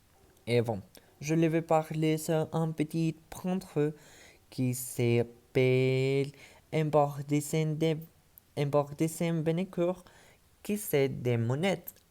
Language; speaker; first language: French; non-native, learner; Spanish